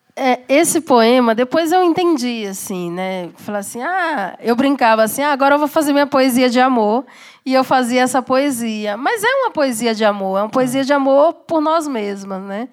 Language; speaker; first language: Portuguese; native; Portuguese